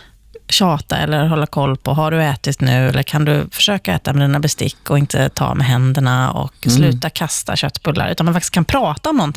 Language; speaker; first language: Swedish; native; Swedish